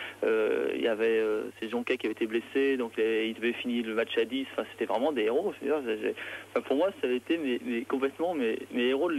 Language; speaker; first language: French; native; French